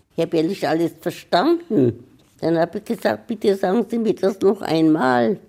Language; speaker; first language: German; early bilingual, heritage; Czech